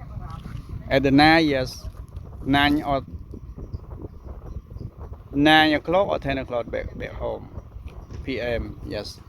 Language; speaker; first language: English; non-native, learner; Khmer